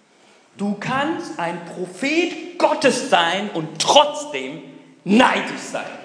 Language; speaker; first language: German; non-native, fluent; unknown